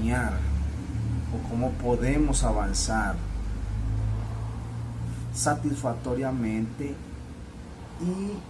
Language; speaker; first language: Portuguese; non-native, fluent; Spanish